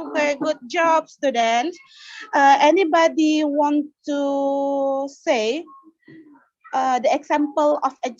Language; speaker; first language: English; non-native, learner; Indonesian